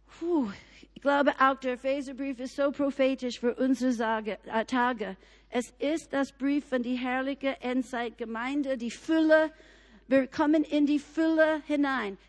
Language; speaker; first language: German; non-native, fluent; English